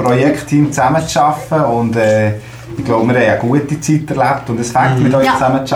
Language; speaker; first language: German; native; German